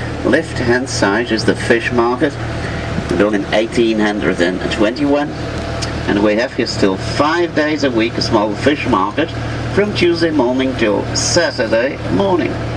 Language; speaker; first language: English; non-native, fluent; Dutch